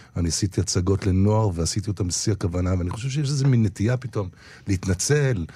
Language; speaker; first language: Hebrew; early bilingual, heritage; Hebrew